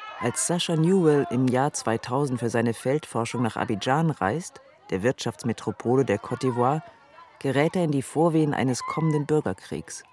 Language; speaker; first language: German; native; German